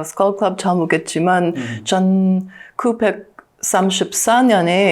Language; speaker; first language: Korean; non-native, learner; English